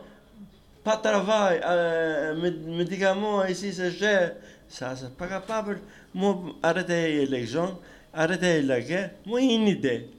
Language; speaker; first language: French; non-native, learner; Albanian